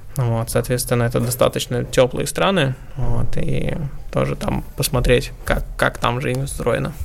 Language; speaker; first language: Russian; native; Russian